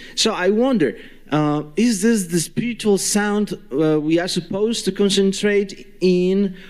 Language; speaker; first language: English; non-native, fluent; Spanish